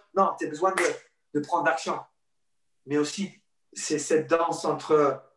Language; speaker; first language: French; non-native, fluent; English